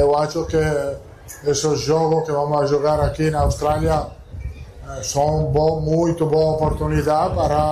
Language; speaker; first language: Portuguese; non-native, fluent; Italian